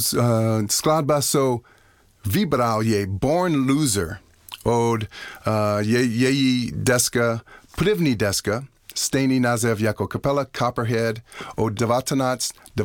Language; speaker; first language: Czech; non-native, learner; English